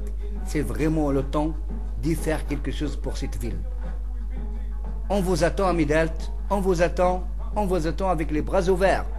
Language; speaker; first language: French; non-native, local second language; Central Atlas Tamazight